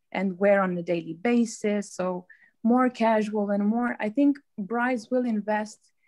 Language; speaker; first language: English; non-native, fluent; Romanian